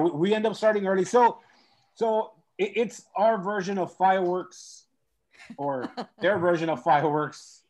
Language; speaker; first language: English; early bilingual, other home language; Spanish